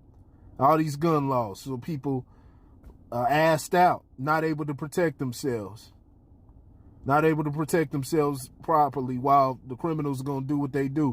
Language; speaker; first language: English; native; English